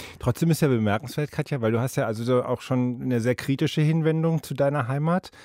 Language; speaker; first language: German; native; German